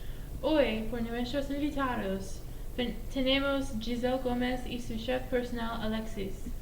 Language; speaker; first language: Spanish; non-native, learner; English